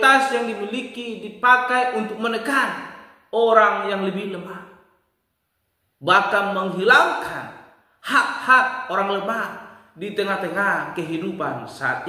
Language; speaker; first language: Indonesian; native; Indonesian